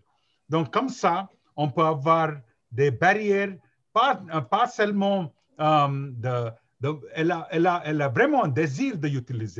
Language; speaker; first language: French; non-native, learner; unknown